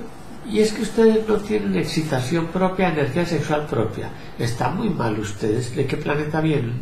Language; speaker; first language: Spanish; native; Spanish